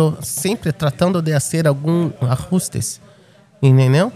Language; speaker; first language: Spanish; non-native, fluent; Portuguese